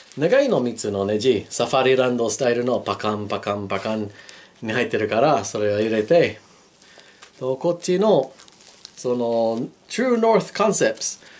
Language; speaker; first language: Japanese; non-native, learner; English